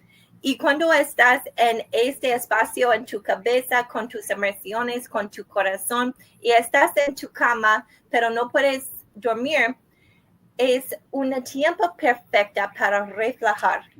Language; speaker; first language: Spanish; non-native, learner; English